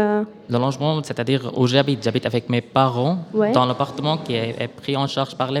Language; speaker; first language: French; non-native, learner; Arabic